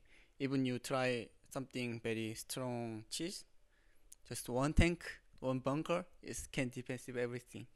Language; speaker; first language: English; non-native, learner; Korean